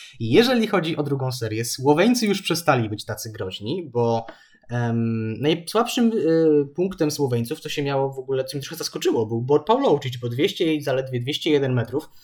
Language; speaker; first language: Polish; native; Polish